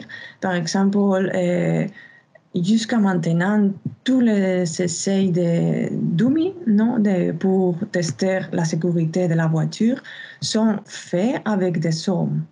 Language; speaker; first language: French; non-native, fluent; Spanish